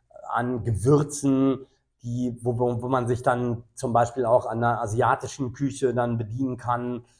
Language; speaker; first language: German; native; German